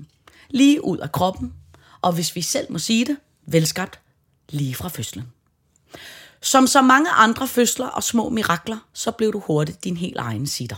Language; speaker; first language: Danish; native; Danish